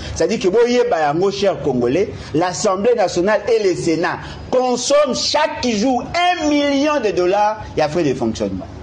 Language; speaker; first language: French; non-native, local second language; Lingala